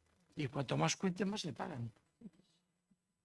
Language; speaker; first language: Spanish; native; Spanish